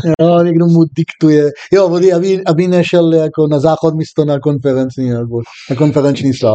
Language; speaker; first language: Czech; non-native, fluent; Hebrew